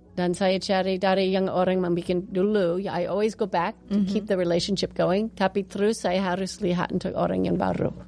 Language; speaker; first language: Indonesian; non-native, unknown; English